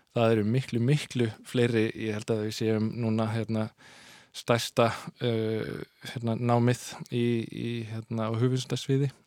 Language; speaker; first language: Icelandic; non-native, fluent; Danish